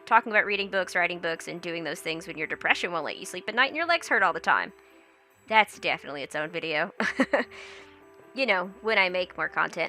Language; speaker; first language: English; native; English